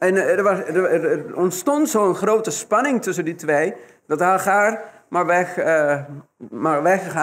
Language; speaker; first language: Dutch; non-native, fluent; Spanish